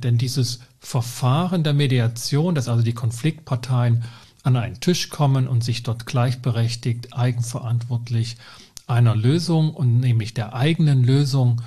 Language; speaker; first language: German; native; German